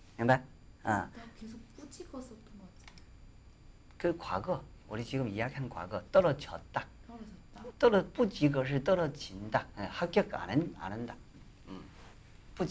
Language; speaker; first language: Korean; non-native, fluent; Chinese